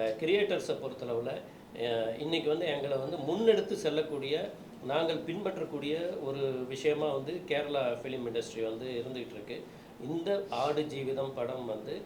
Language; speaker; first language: Tamil; native; Tamil